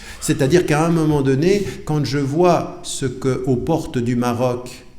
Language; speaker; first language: French; native; French